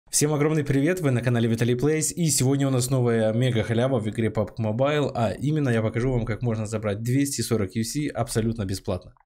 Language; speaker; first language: Russian; native; Russian